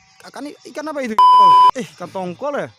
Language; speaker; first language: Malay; non-native, local second language; Achinese